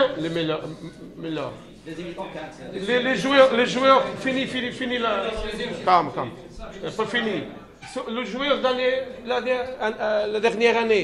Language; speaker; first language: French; non-native, learner; Portuguese